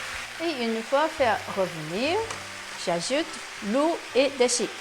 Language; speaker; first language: French; non-native, fluent; Japanese